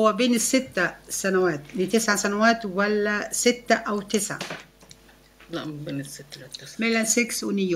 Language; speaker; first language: Swedish; non-native, fluent; Arabic